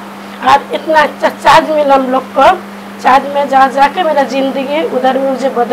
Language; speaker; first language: Hindi; non-native, local second language; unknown